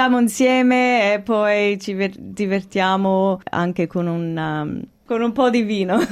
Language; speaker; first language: Italian; early bilingual, heritage; English